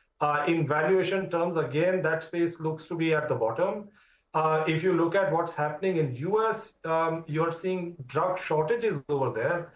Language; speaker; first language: English; non-native, local second language; Hindi